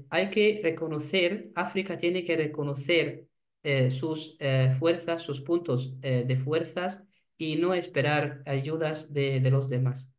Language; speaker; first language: Spanish; non-native, fluent; Arabic